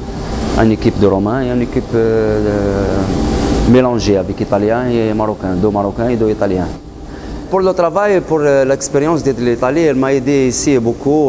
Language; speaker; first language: French; non-native, learner; Arabic